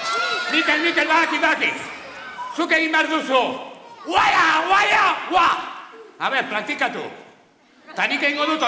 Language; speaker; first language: Basque; non-native, local second language; Spanish